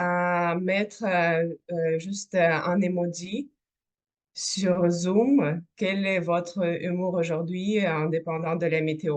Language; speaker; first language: French; non-native, fluent; Russian